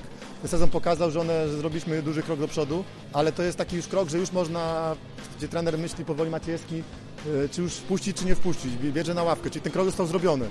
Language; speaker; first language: Polish; native; Polish